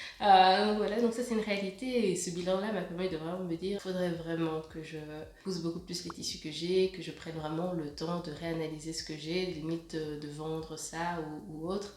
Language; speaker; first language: French; native; French